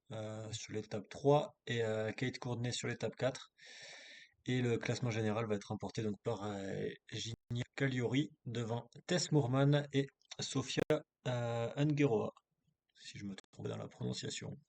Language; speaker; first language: French; native; French